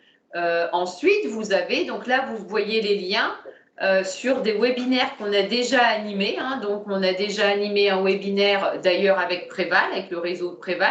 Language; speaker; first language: French; native; French